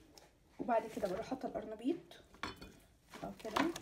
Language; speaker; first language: Arabic; native; Arabic